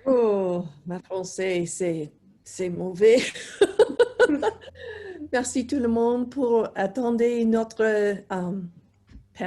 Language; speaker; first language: French; non-native, learner; English